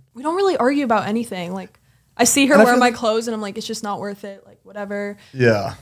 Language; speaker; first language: English; native; English